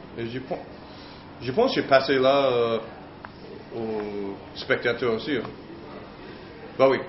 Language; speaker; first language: French; non-native, learner; English